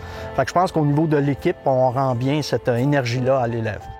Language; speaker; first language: French; native; French